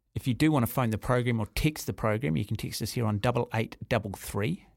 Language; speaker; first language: English; native; English